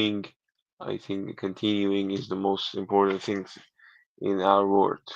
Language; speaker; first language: English; non-native, learner; Persian